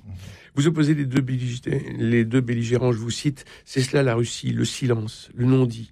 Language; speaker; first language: French; native; French